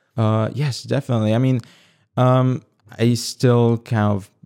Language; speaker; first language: English; non-native, fluent; Slovak